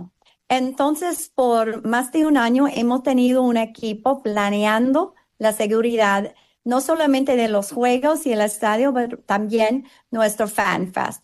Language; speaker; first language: Spanish; non-native, fluent; English